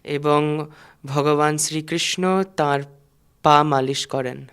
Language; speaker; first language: Bangla; native; Bangla